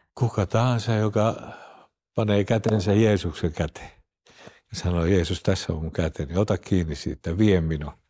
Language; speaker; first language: Finnish; early bilingual, heritage; Finnish